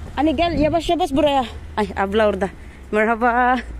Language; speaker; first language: Turkish; non-native, learner; Filipino